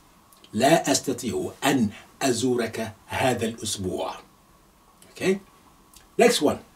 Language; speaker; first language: Arabic; non-native, fluent; Yoruba